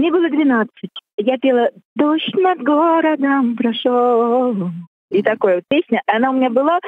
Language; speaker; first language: Russian; native; Russian